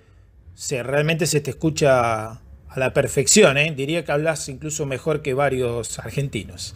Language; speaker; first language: Spanish; native; Spanish